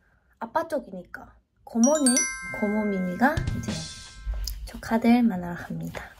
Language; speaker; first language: Korean; non-native, fluent; Thai